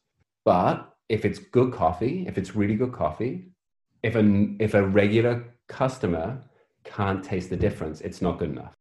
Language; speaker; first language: English; native; English